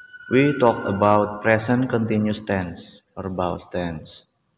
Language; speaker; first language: English; non-native, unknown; Indonesian